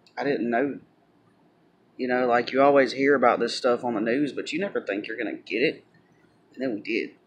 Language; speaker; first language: English; native; English